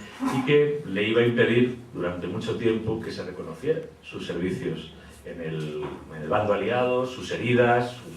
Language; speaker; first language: Spanish; native; Spanish